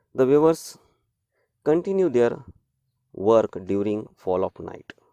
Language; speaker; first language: English; non-native, local second language; Marathi